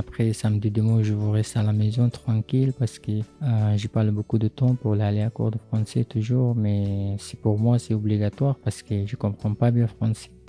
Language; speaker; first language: French; non-native, learner; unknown